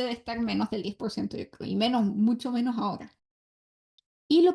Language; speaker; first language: Spanish; native; Spanish